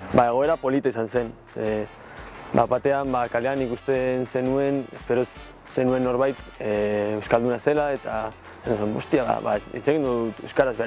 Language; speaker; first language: Basque; non-native, local second language; Spanish